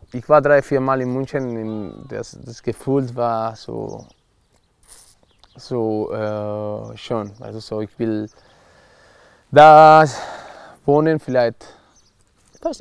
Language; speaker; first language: German; non-native, learner; Spanish